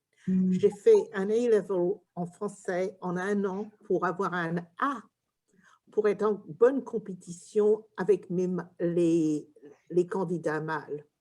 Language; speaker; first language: French; early bilingual, heritage; English